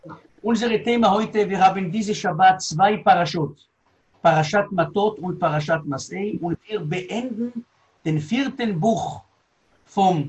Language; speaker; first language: German; non-native, learner; Hebrew